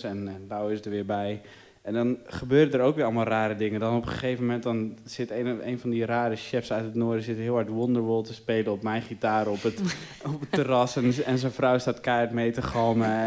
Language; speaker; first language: Dutch; native; Dutch